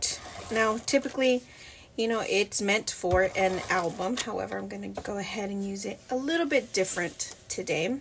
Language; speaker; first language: English; native; English